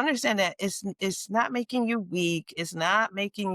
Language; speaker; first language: English; native; English